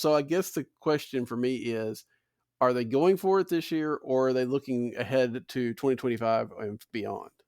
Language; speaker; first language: English; native; English